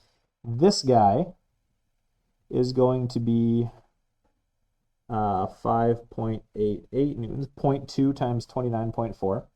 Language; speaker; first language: English; native; English